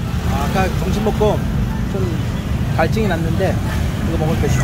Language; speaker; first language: Korean; native; Korean